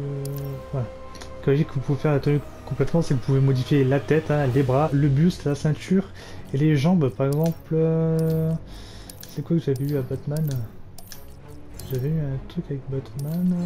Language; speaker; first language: French; native; French